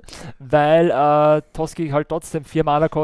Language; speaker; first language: German; native; German